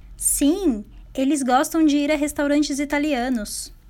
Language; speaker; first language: Portuguese; native; Portuguese